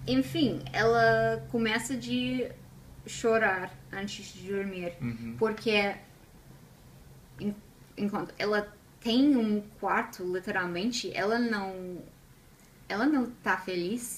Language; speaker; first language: Portuguese; non-native, fluent; English